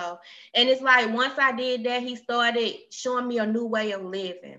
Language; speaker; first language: English; native; English